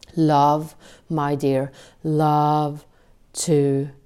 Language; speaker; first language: English; non-native, fluent; Norwegian